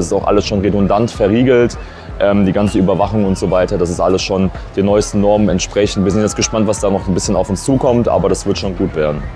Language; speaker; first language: German; native; German